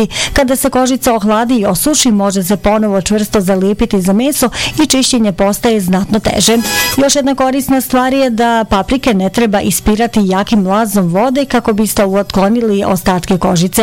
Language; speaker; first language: Bosnian; native; Bosnian